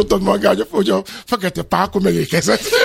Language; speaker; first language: Hungarian; non-native, learner; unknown